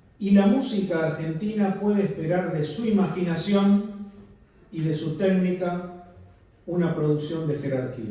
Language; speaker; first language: Spanish; native; Spanish